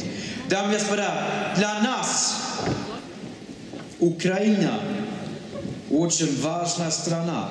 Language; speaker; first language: Russian; non-native, fluent; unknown